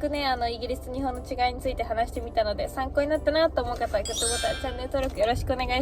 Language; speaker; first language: Japanese; native; Japanese